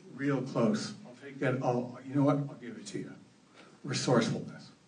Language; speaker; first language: English; native; English